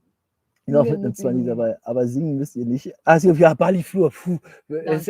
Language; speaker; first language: German; native; German